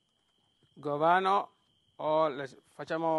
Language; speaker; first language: Italian; non-native, learner; Yoruba